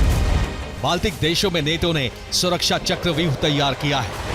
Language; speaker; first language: Hindi; native; Hindi